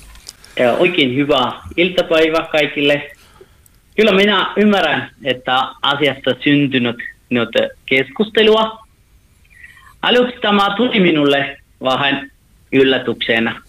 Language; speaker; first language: Finnish; non-native, fluent; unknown